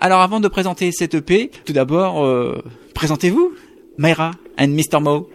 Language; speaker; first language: French; native; French